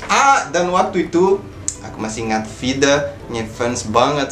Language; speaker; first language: Indonesian; non-native, fluent; Portuguese